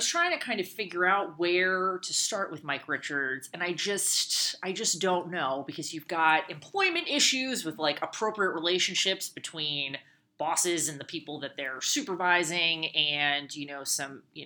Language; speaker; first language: English; native; English